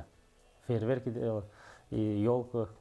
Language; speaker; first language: Russian; non-native, local second language; Kyrgyz